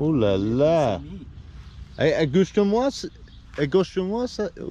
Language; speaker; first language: French; non-native, learner; English